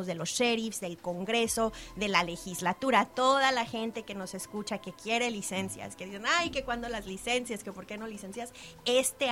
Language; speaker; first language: Spanish; native; Spanish